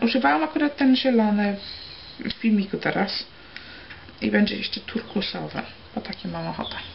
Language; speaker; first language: Polish; early bilingual, heritage; Polish